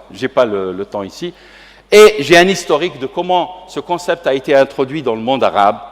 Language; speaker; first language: French; non-native, local second language; Arabic